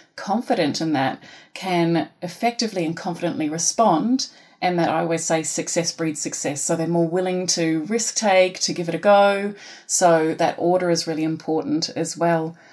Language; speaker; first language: English; native; English